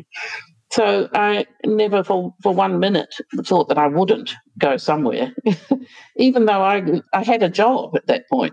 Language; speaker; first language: English; native; English